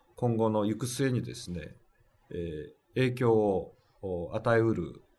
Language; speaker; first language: Japanese; native; Japanese